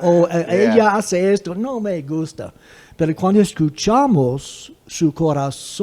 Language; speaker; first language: Spanish; non-native, fluent; English